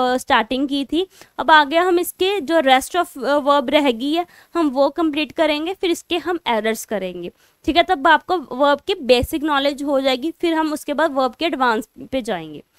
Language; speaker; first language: Hindi; non-native, local second language; Punjabi